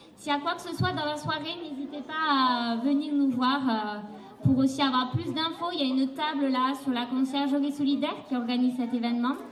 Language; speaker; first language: French; native; French